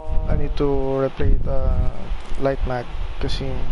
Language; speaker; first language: English; non-native, local second language; Filipino